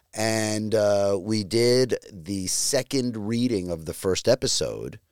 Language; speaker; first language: English; native; English